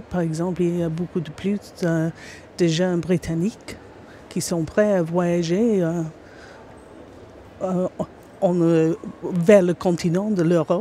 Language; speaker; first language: French; non-native, fluent; English